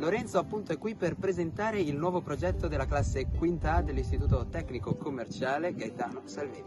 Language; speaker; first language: Italian; native; Italian